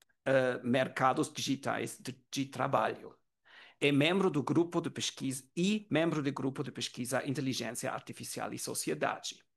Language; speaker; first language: Portuguese; non-native, learner; German